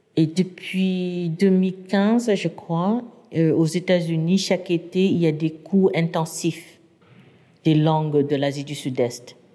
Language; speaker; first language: French; non-native, fluent; Burmese